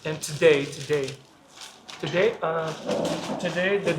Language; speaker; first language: English; non-native, fluent; Chinese